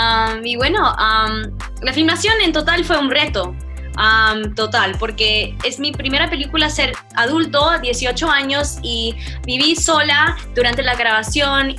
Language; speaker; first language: Spanish; early bilingual, heritage; Spanish